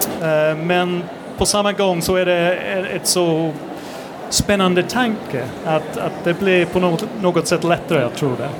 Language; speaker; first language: Swedish; non-native, fluent; English